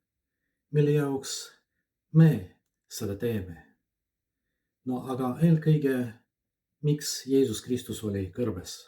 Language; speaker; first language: Estonian; non-native, fluent; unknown